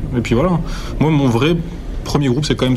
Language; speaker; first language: French; native; French